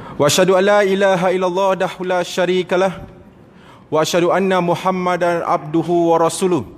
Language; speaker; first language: Malay; native; Malay